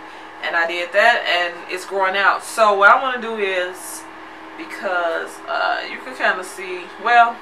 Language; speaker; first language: English; native; English